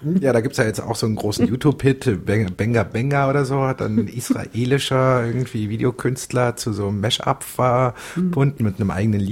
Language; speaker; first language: German; native; German